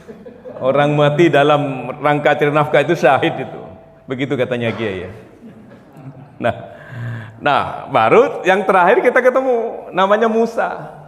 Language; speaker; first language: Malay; non-native, local second language; Javanese